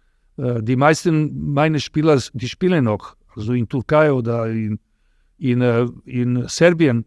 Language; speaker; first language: German; non-native, fluent; Serbian